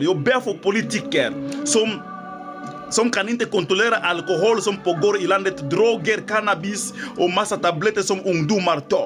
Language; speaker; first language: Swedish; non-native, fluent; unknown